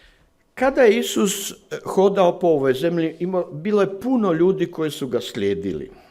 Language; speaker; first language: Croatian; non-native, fluent; Slovak